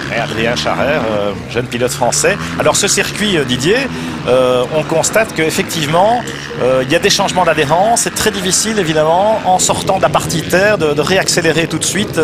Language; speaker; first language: French; native; French